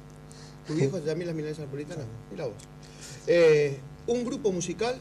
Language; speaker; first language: Spanish; native; Spanish